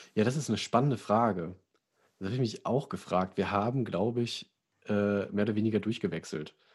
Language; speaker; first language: German; native; German